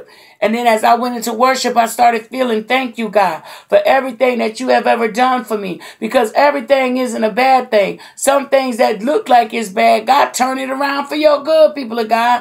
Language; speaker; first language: English; native; English